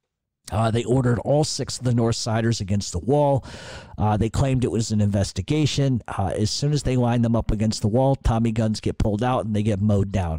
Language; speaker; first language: English; native; English